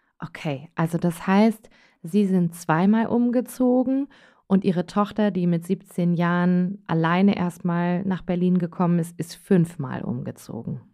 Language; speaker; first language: German; native; German